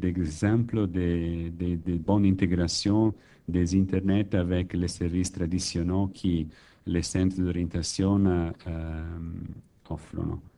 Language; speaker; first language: French; non-native, learner; Italian